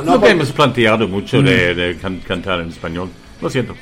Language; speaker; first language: Spanish; non-native, fluent; English